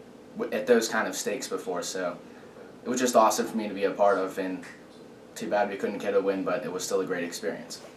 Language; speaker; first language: English; native; English